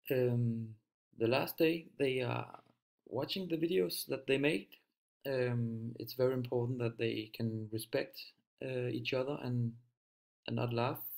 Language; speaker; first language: English; non-native, fluent; Danish